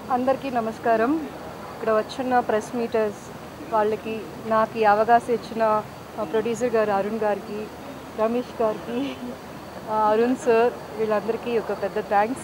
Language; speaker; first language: Telugu; non-native, learner; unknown